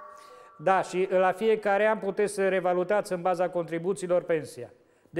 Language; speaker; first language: Romanian; native; Romanian